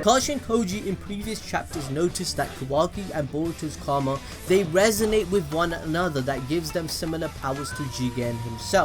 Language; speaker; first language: English; native; English